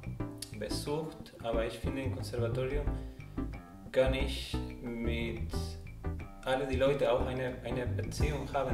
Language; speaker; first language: German; non-native, learner; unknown